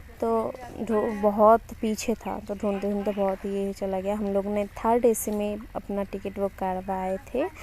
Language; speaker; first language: Hindi; non-native, local second language; Bangla